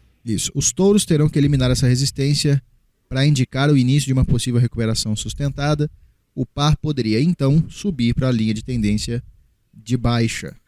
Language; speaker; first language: Portuguese; native; Portuguese